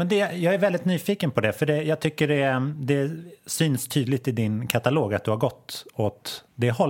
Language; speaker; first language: Swedish; native; Swedish